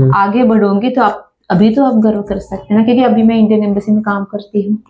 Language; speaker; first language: Hindi; non-native, fluent; Sinhala